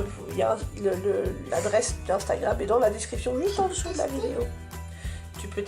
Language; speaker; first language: French; native; French